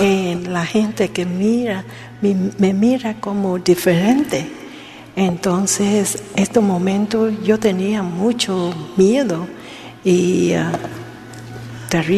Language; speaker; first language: Spanish; non-native, learner; Vietnamese